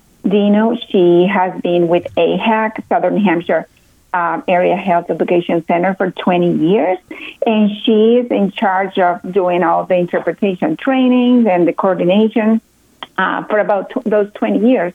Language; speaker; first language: English; non-native, fluent; Spanish